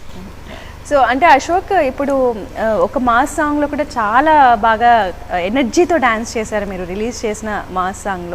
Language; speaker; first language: Telugu; native; Telugu